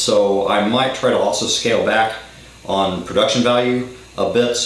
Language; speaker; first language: English; native; English